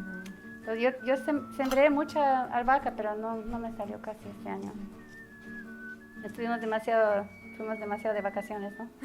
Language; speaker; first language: Spanish; early bilingual, heritage; Spanish